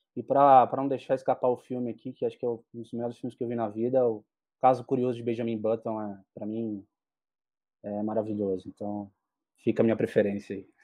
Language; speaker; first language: Portuguese; native; Portuguese